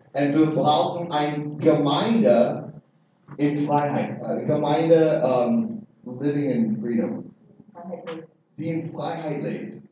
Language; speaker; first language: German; non-native, learner; English